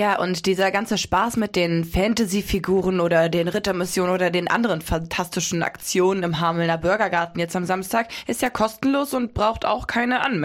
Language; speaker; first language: German; native; German